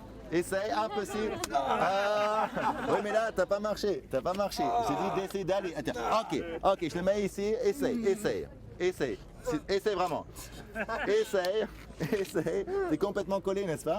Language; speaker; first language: French; native; French